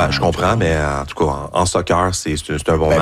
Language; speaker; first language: French; native; French